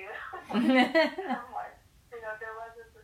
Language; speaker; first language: English; native; English